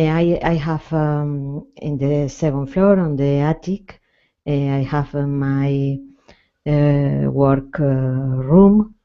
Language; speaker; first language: English; non-native, learner; Spanish